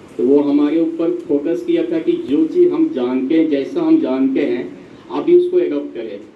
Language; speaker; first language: Hindi; native; Hindi